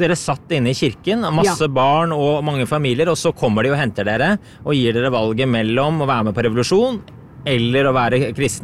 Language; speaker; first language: Norwegian; native; Norwegian